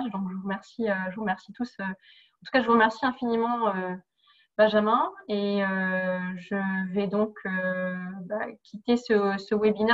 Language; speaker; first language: French; native; French